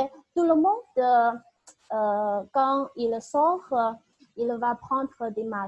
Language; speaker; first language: French; non-native, learner; Chinese